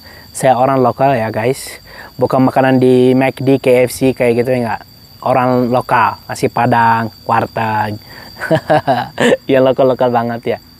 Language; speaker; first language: Indonesian; non-native, fluent; Arabic